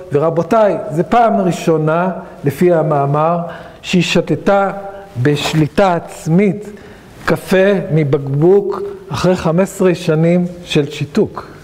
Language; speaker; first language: Hebrew; native; Hebrew